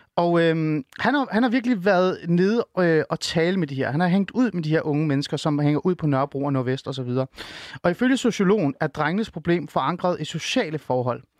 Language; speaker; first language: Danish; early bilingual, other home language; Persian